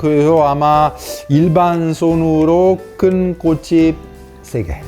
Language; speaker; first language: Korean; non-native, fluent; Italian